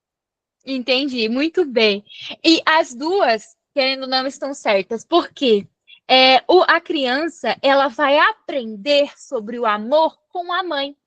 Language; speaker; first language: Portuguese; native; Portuguese